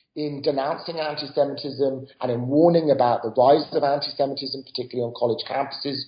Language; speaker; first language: English; native; English